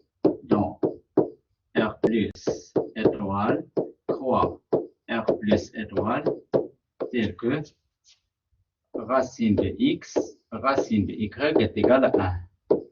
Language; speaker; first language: French; non-native, local second language; Arabic